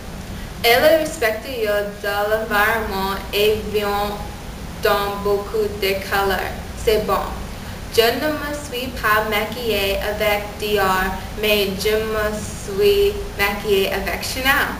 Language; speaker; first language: French; non-native, learner; English